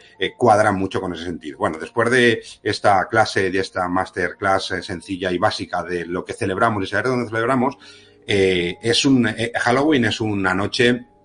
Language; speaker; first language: Spanish; native; Spanish